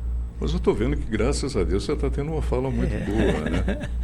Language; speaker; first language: Portuguese; native; Portuguese